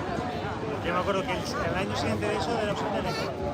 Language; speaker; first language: Spanish; native; Spanish